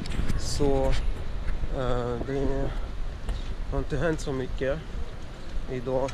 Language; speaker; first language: Swedish; early bilingual, other home language; Russian